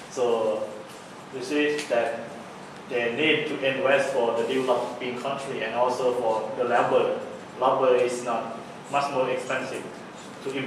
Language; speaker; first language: English; non-native, learner; Thai